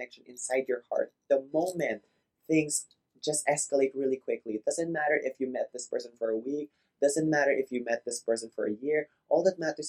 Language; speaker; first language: English; non-native, local second language; Filipino